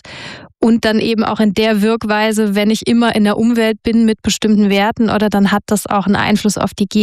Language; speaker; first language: German; native; German